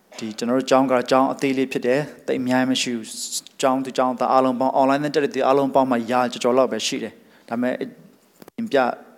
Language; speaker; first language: Burmese; non-native, local second language; Hakha Chin